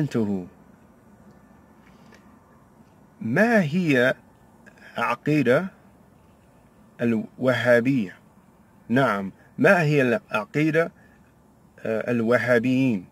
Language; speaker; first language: Arabic; non-native, learner; English